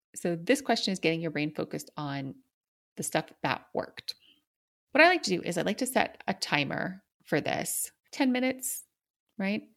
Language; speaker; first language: English; native; English